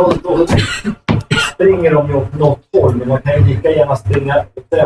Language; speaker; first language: Swedish; native; Swedish